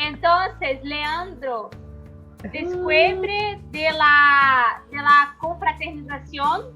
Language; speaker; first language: Spanish; non-native, learner; Portuguese